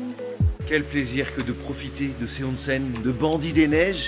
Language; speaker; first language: French; native; French